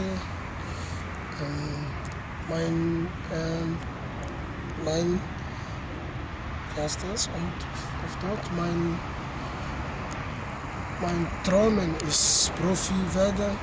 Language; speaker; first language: German; non-native, learner; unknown